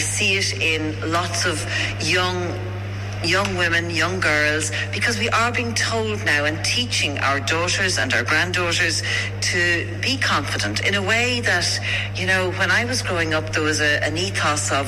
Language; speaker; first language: English; native; English